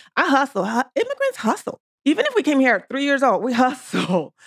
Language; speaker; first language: English; native; English